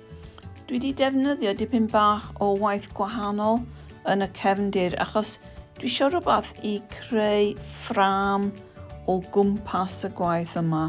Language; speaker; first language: Welsh; non-native, fluent; English